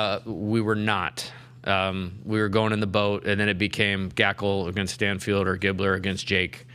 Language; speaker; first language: English; native; English